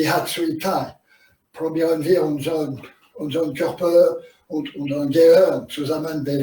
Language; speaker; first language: German; non-native, learner; French